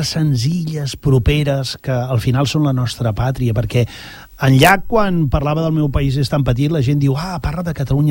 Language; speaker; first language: Catalan; native; Catalan